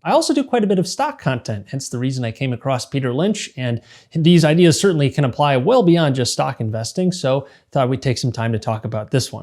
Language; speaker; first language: English; native; English